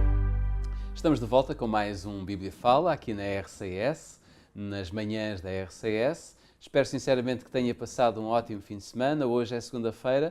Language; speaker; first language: Portuguese; native; Portuguese